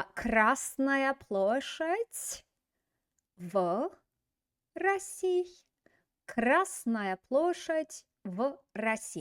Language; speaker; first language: Russian; non-native, fluent; English